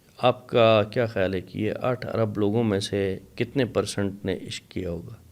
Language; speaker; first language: Urdu; non-native, local second language; Sicilian